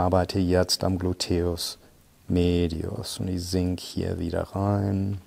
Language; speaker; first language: German; non-native, fluent; English